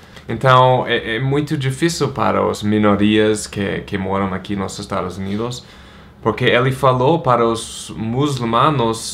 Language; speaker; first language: Portuguese; non-native, fluent; English